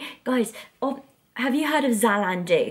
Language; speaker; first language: English; native; English